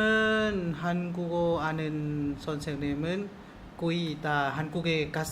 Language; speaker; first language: Korean; non-native, fluent; Lao